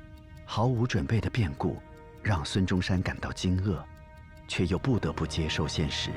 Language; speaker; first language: Chinese; native; Chinese